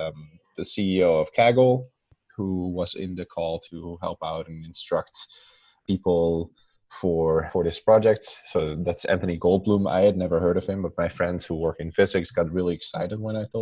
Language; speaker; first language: English; non-native, fluent; Dutch